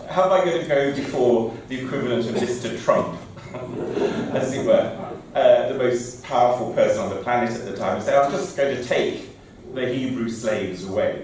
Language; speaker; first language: English; native; English